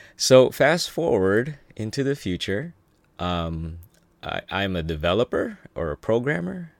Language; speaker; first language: English; early bilingual, other home language; Filipino